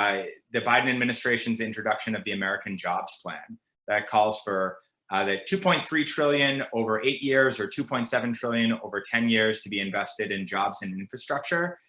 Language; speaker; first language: English; native; English